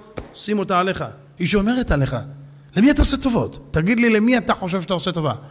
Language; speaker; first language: Hebrew; native; Hebrew